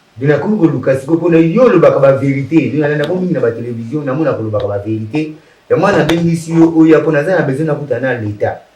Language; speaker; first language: Lingala; non-native, local second language; Kongo